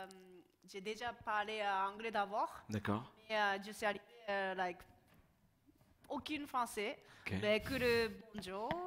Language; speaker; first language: French; non-native, learner; Japanese